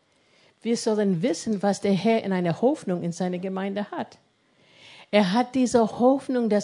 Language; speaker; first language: German; non-native, fluent; English